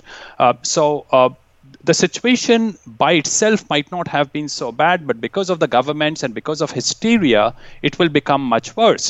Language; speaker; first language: English; non-native, local second language; Hindi